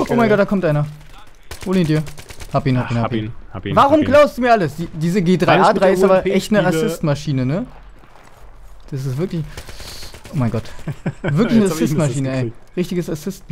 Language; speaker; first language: German; native; German